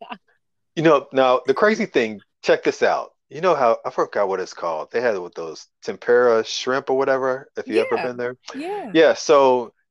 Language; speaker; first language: English; native; English